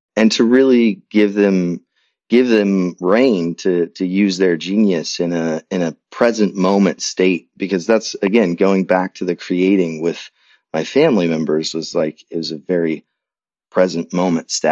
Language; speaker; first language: English; native; English